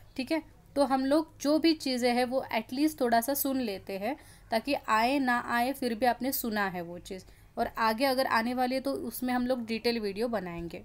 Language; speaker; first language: Hindi; non-native, local second language; Marathi